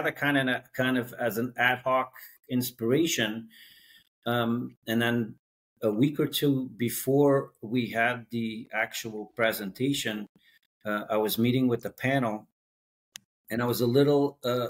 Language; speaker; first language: English; non-native, fluent; Dutch